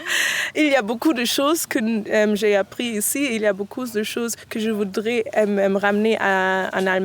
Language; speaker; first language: French; non-native, fluent; German